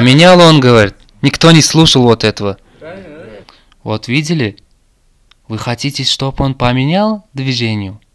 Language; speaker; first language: Russian; non-native, learner; Turkmen